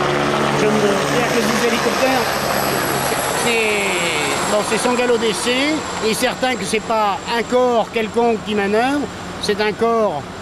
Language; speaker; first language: French; native; French